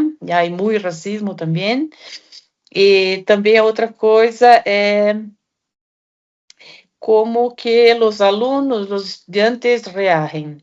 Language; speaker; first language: Portuguese; non-native, fluent; Spanish